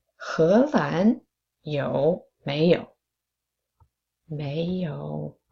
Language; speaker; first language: Chinese; non-native, fluent; English